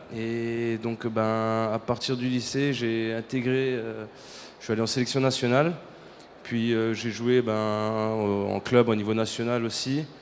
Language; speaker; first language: French; native; French